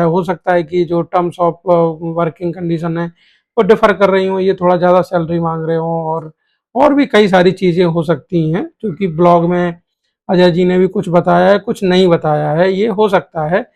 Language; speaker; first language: Hindi; native; Hindi